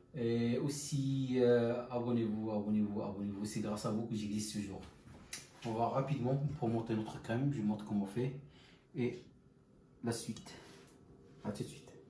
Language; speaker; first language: French; non-native, local second language; Arabic